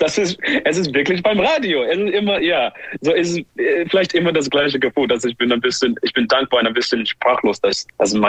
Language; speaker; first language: German; non-native, learner; English